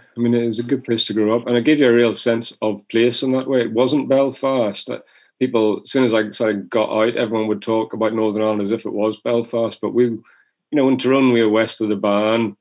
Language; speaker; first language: English; native; English